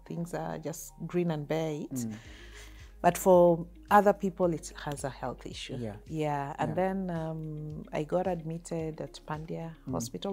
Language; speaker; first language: English; non-native, local second language; Luyia